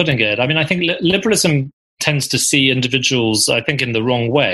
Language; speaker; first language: English; native; English